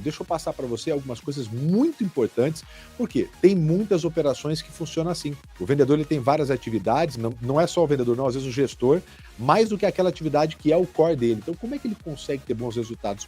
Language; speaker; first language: Portuguese; native; Portuguese